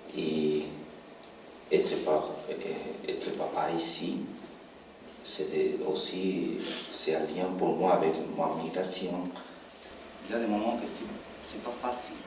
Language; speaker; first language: French; non-native, learner; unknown